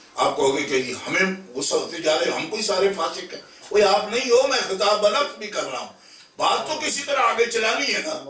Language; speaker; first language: Urdu; non-native, local second language; Punjabi